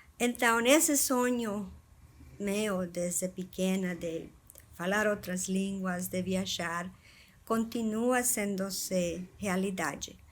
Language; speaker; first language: Portuguese; non-native, fluent; Spanish